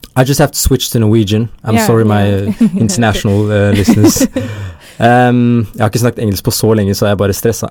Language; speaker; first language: English; early bilingual, heritage; Tamil